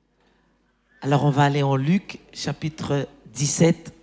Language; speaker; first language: French; native; French